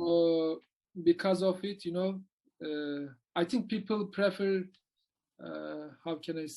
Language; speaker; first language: English; non-native, learner; Turkish